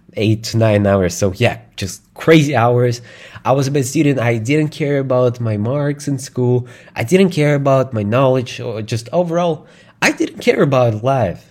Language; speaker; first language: English; non-native, fluent; Russian